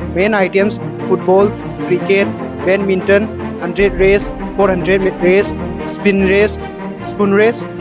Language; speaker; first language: Hindi; non-native, local second language; Manipuri